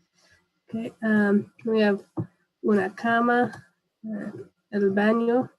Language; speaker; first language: Spanish; non-native, learner; English